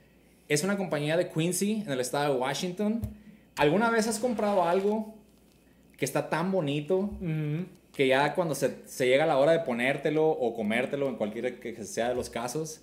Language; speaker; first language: Spanish; native; Spanish